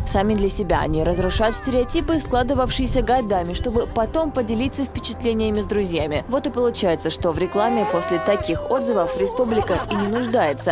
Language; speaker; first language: Russian; native; Russian